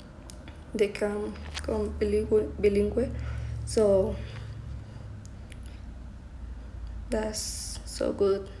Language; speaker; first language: English; non-native, learner; Spanish